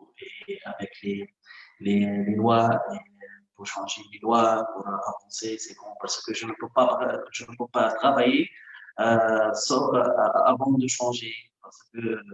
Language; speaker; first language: French; non-native, local second language; Arabic